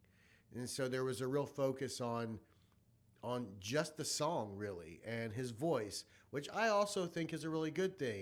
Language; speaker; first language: English; native; English